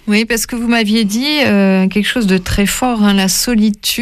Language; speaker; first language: French; native; French